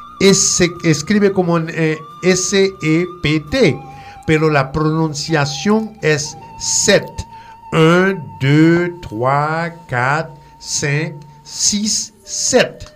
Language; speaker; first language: Spanish; non-native, fluent; French